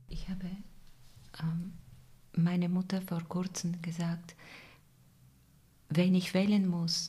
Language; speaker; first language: German; non-native, fluent; Bulgarian